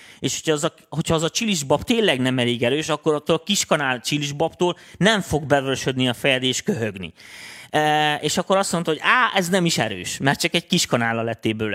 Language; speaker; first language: Hungarian; native; Hungarian